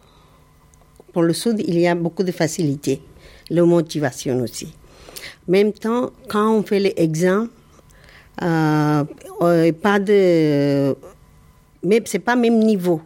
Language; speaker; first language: French; non-native, learner; Tamil